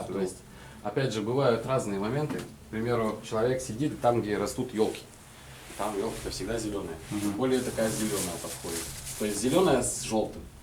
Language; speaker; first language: Russian; native; Russian